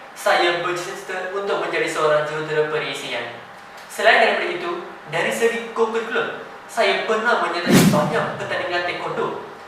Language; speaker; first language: Malay; non-native, local second language; Tamil